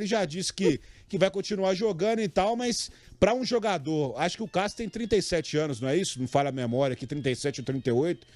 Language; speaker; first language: Portuguese; native; Portuguese